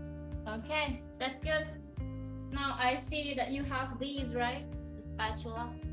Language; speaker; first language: English; non-native, learner; Indonesian